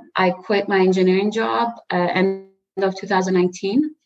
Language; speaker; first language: English; early bilingual, other home language; Persian